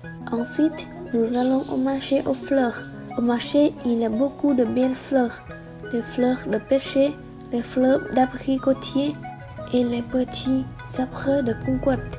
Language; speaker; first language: French; non-native, learner; Vietnamese